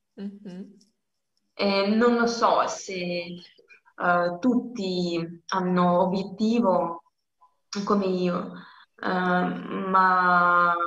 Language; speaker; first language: Italian; non-native, learner; Russian